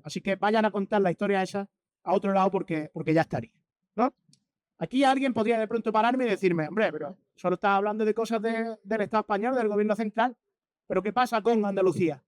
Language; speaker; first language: Spanish; native; Spanish